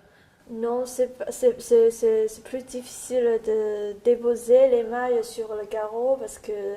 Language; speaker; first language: French; non-native, learner; Chinese